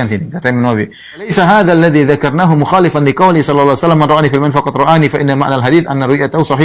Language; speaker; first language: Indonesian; native; Indonesian